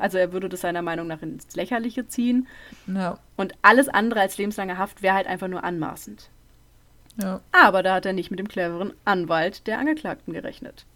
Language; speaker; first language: German; native; German